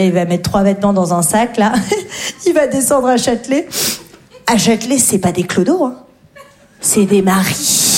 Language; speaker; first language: French; native; French